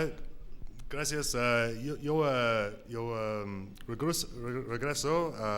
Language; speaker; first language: Spanish; non-native, learner; English